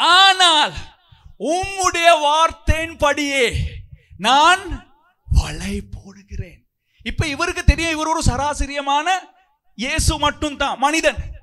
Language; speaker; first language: Tamil; non-native, local second language; Sinhala